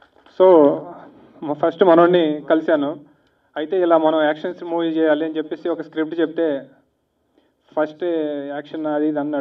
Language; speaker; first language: Telugu; native; Telugu